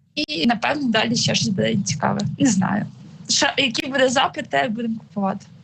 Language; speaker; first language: Ukrainian; native; Ukrainian